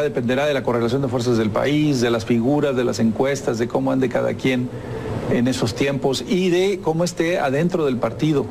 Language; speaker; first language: Spanish; native; Spanish